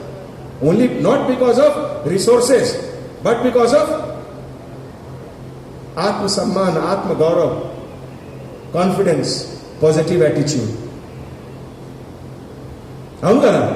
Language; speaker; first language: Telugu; non-native, fluent; Hindi